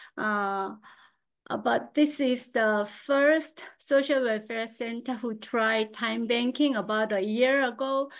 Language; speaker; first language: English; non-native, fluent; Korean